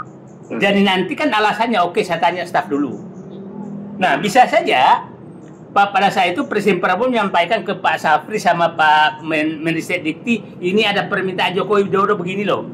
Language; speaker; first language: Indonesian; native; Indonesian